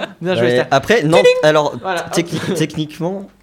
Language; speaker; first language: French; native; French